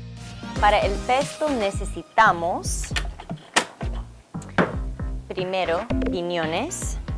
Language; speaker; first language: Spanish; early bilingual, heritage; English